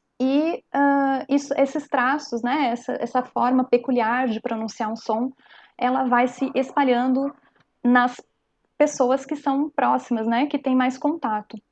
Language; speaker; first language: Portuguese; native; Portuguese